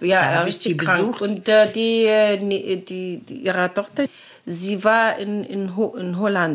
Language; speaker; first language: German; non-native, learner; Arabic